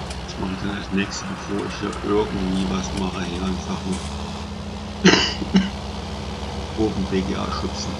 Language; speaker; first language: German; native; German